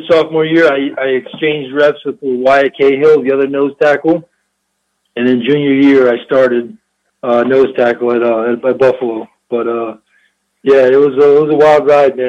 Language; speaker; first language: English; early bilingual, other home language; Albanian